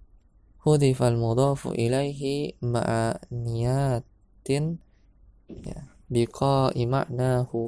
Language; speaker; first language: Arabic; non-native, fluent; Indonesian